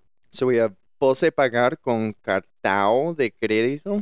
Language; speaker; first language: Portuguese; non-native, learner; English